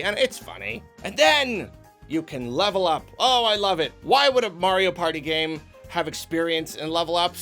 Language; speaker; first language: English; native; English